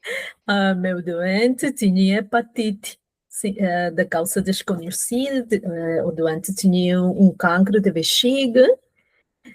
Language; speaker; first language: Portuguese; non-native, fluent; Spanish